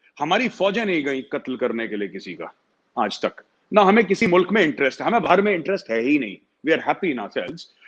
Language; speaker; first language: Hindi; native; Hindi